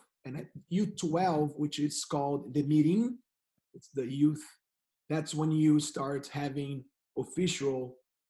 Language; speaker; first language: English; non-native, fluent; Portuguese